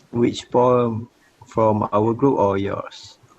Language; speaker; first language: English; non-native, learner; Malay